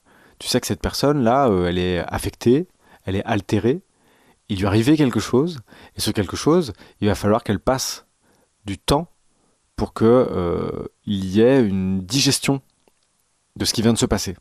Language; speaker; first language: French; native; French